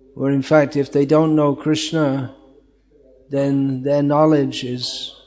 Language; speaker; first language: English; native; English